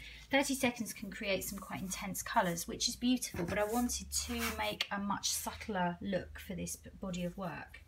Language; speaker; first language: English; native; English